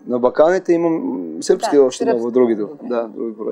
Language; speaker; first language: Bulgarian; non-native, learner; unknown